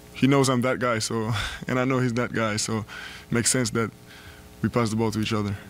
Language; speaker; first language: English; non-native, fluent; French